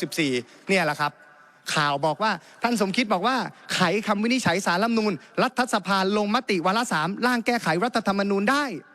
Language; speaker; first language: Thai; native; Thai